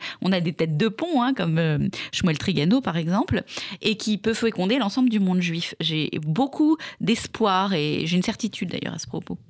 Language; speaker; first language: French; native; French